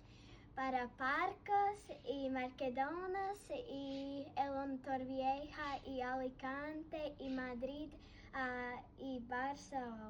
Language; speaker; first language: Spanish; non-native, learner; Latvian